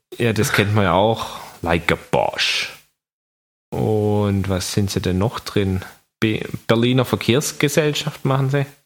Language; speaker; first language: German; native; German